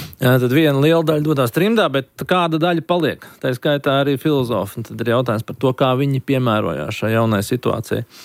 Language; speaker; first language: Latvian; native; Latvian